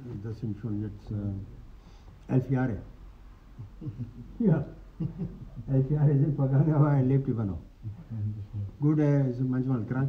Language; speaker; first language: German; non-native, fluent; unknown